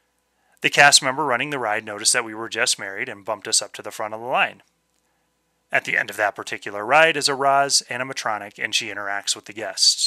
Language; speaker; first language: English; native; English